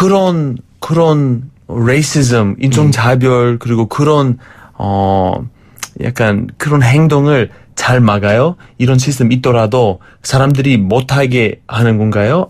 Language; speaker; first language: Korean; non-native, fluent; Greek